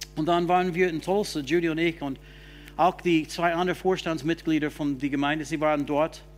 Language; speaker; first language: German; non-native, fluent; English